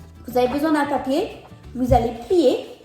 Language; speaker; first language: French; non-native, fluent; English